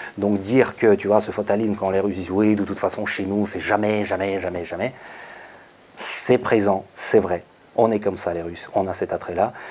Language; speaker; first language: French; non-native, fluent; Russian